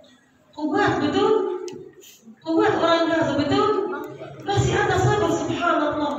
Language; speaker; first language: Indonesian; non-native, learner; Arabic